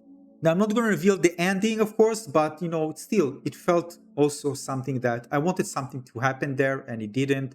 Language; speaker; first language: English; non-native, fluent; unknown